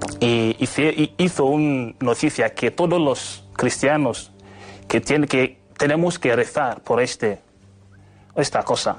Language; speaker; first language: Spanish; non-native, learner; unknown